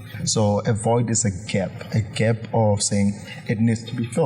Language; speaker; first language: English; non-native, local second language; Zulu